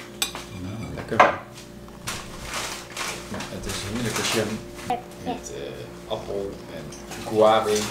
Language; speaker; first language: Dutch; native; Dutch